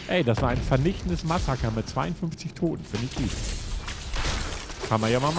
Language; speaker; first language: German; native; German